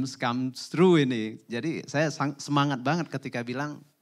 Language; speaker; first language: Indonesian; native; Indonesian